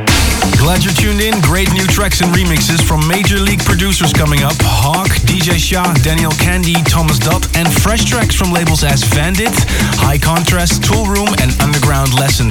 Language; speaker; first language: English; non-native, fluent; Dutch